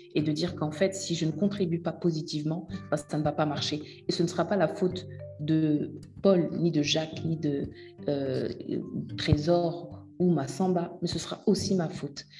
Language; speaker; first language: French; native; French